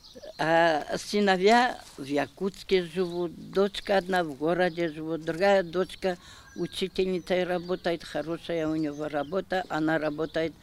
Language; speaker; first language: Russian; non-native, local second language; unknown